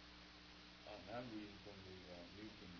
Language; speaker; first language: English; native; English